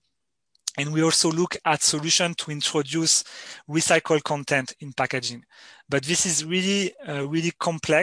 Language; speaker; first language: English; non-native, fluent; French